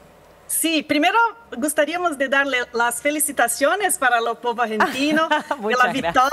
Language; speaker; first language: Spanish; non-native, learner; Portuguese